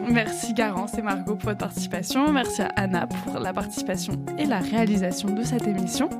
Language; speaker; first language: French; native; French